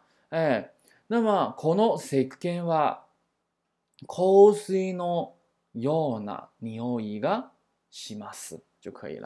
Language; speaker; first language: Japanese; non-native, fluent; Chinese